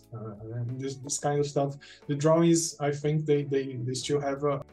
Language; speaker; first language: English; non-native, fluent; Portuguese